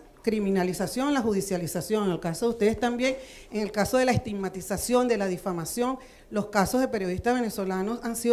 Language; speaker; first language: Spanish; native; Spanish